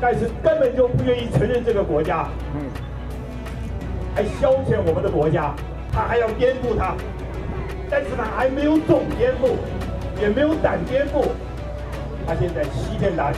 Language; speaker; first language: Chinese; native; Chinese